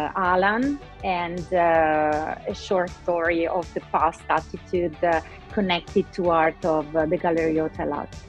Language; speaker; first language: English; non-native, local second language; Italian